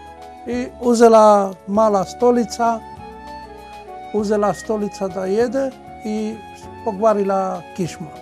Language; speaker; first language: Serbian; non-native, local second language; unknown